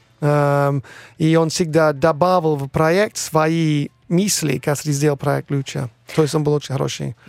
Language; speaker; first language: Russian; non-native, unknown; English